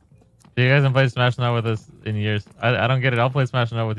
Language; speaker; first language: English; native; English